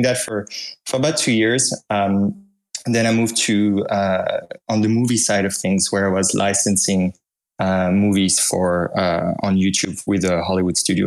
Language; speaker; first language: English; non-native, fluent; French